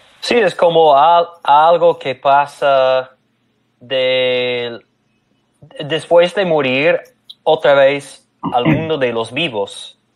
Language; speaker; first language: Spanish; non-native, fluent; English